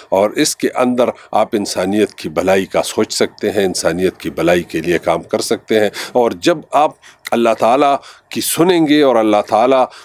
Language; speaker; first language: Urdu; non-native, local second language; Pashto